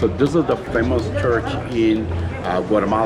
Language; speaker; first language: English; non-native, learner; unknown